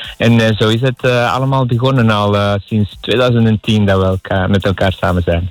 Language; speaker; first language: Dutch; early bilingual, other home language; Spanish